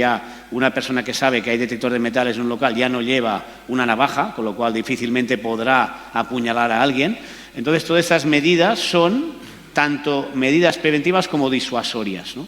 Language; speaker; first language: Spanish; native; Spanish